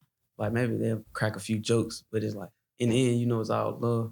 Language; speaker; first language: English; native; English